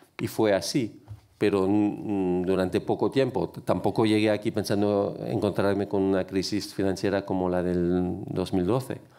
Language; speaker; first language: Spanish; non-native, fluent; French